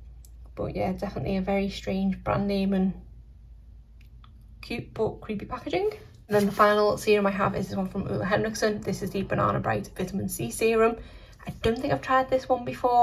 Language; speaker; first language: English; native; English